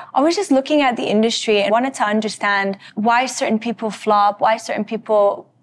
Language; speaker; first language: English; native; English